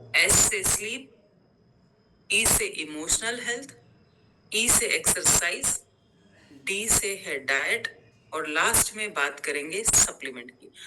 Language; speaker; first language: Hindi; non-native, local second language; Gujarati